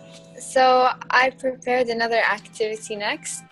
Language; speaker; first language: English; non-native, fluent; Arabic